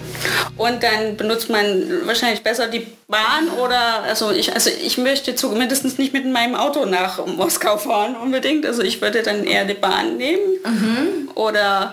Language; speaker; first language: German; native; German